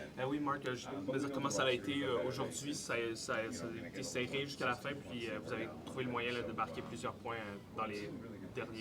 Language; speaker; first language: French; native; French